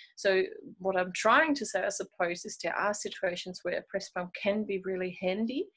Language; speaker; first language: English; non-native, fluent; German